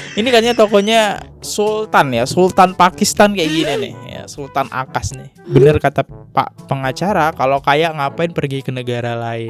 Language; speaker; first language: Indonesian; native; Indonesian